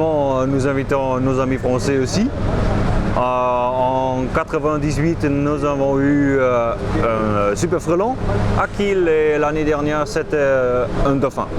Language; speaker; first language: French; non-native, fluent; German